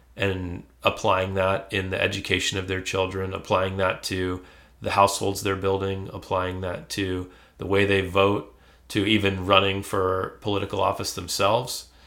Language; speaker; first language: English; native; English